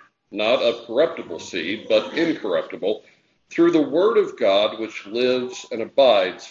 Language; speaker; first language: English; native; English